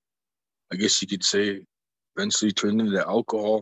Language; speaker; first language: English; native; English